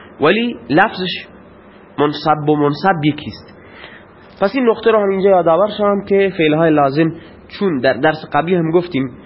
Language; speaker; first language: Persian; non-native, local second language; Baluchi